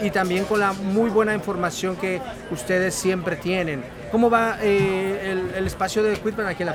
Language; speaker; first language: Spanish; native; Spanish